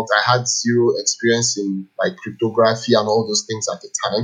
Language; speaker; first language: English; non-native, local second language; Igbo